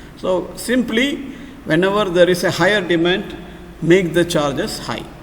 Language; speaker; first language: English; non-native, local second language; Malayalam